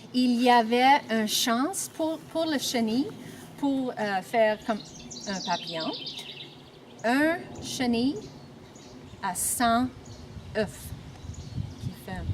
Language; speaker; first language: French; non-native, local second language; English